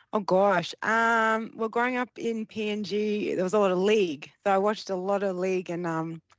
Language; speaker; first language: English; early bilingual, other home language; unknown